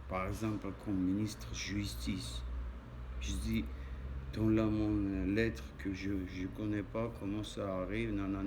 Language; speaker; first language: French; non-native, learner; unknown